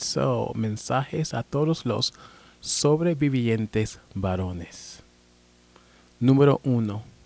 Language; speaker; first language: Spanish; non-native, learner; English